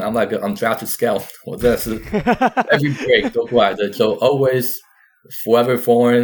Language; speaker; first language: English; non-native, fluent; Chinese